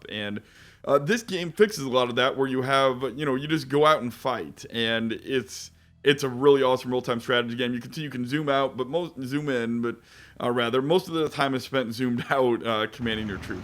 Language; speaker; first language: English; native; English